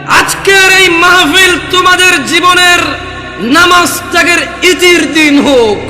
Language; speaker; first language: Bangla; early bilingual, heritage; Bangla